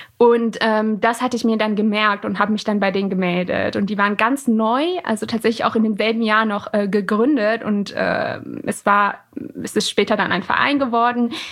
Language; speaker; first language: German; early bilingual, other home language; Persian